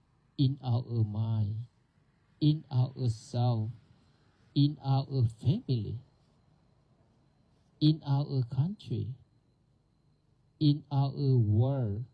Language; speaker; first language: English; non-native, learner; Thai